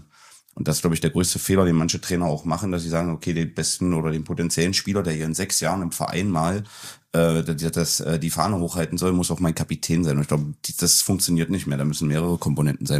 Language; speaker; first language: German; native; German